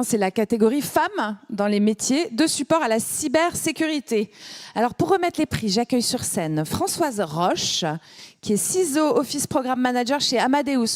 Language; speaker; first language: French; native; French